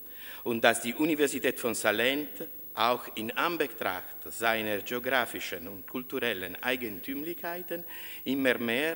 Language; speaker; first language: German; non-native, fluent; Italian